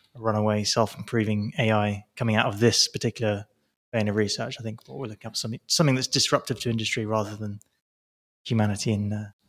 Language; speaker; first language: English; native; English